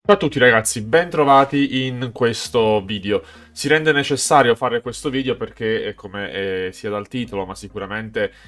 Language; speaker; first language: Italian; native; Italian